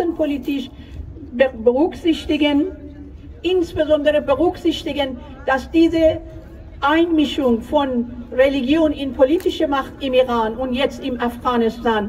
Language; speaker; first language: German; non-native, fluent; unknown